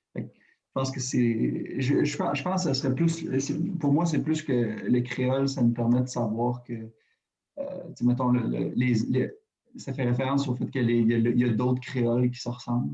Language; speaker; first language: French; native; French